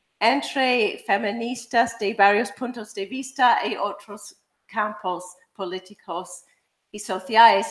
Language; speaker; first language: Galician; non-native, fluent; English